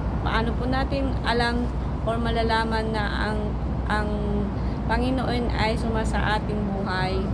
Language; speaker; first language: Filipino; non-native, local second language; Iloko